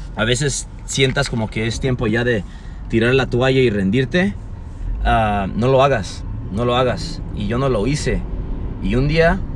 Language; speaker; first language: Spanish; early bilingual, heritage; Spanish